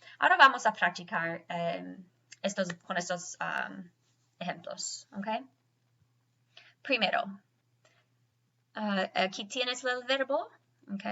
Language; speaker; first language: Spanish; non-native, fluent; English